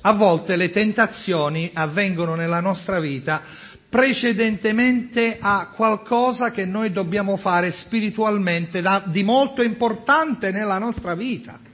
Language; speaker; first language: Italian; native; Italian